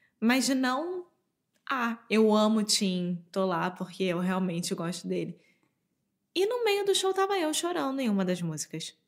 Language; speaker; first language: Portuguese; native; Portuguese